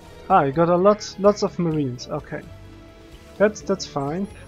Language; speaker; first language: English; non-native, fluent; German